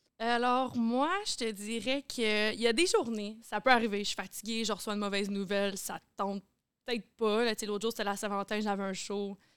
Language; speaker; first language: French; native; French